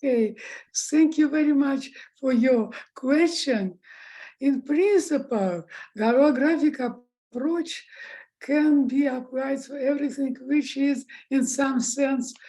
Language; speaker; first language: English; non-native, fluent; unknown